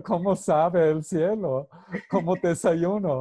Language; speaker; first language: Spanish; non-native, fluent; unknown